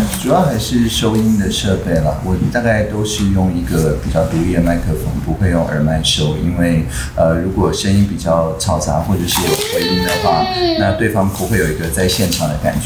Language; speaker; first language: Chinese; native; Chinese